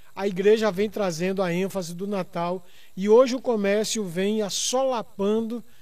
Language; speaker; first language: Portuguese; native; Portuguese